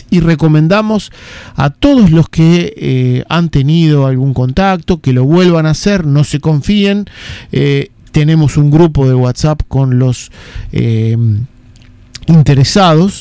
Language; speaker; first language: Spanish; native; Spanish